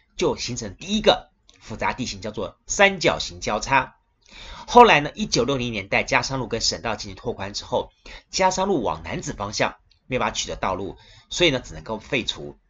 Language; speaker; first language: Chinese; native; Chinese